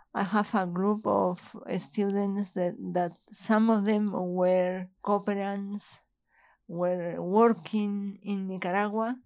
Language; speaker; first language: English; non-native, fluent; Spanish